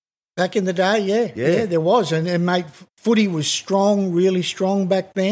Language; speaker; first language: English; native; English